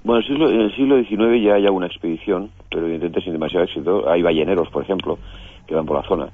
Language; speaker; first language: Spanish; native; Spanish